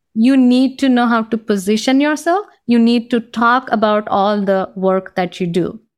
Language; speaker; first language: English; non-native, local second language; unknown